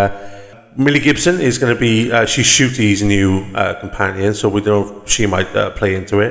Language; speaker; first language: English; native; English